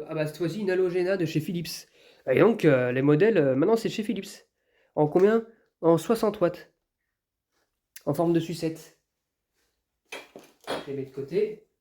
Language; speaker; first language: French; native; French